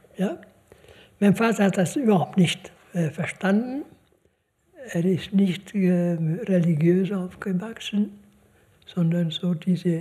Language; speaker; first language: German; non-native, fluent; Hungarian